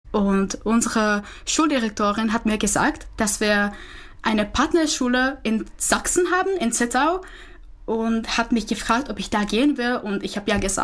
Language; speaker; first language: German; non-native, fluent; Czech